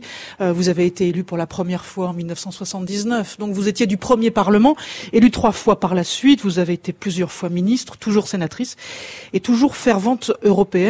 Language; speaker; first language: French; native; French